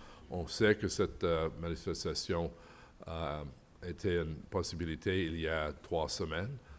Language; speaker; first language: French; non-native, local second language; English